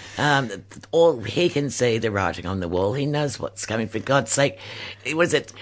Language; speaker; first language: English; native; English